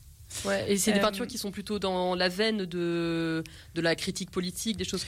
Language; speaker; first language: French; native; French